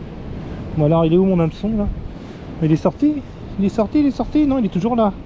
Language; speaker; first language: French; native; French